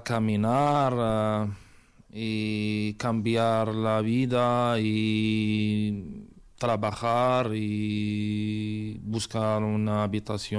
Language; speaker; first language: Spanish; non-native, learner; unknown